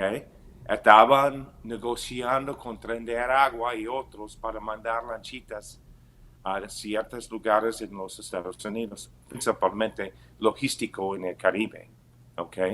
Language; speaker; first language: Spanish; non-native, fluent; English